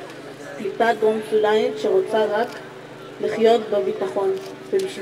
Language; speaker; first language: Hebrew; early bilingual, other home language; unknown